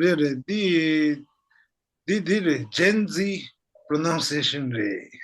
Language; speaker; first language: English; non-native, fluent; Tibetan